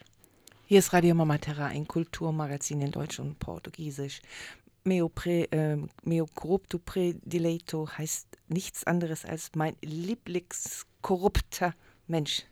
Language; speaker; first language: German; native; German